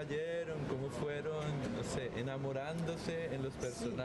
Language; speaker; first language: Spanish; native; Spanish